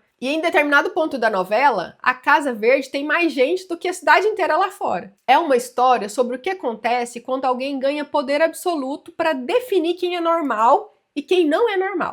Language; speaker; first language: Portuguese; native; Portuguese